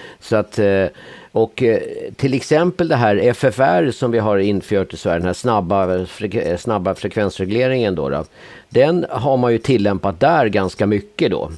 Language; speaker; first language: Swedish; native; Swedish